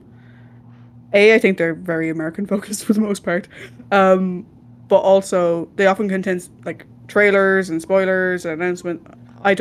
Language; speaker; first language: English; native; English